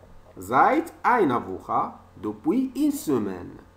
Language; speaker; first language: German; non-native, learner; French